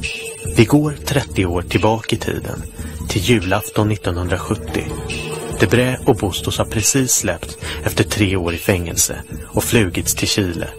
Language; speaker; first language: Swedish; native; Swedish